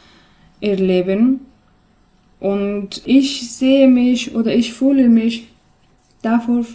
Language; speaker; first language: German; non-native, learner; Persian